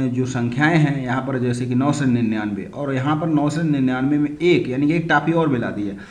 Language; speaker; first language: Hindi; native; Hindi